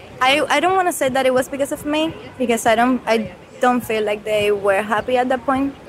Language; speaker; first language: English; non-native, fluent; Spanish